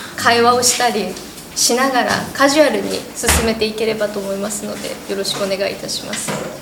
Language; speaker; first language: Japanese; native; Japanese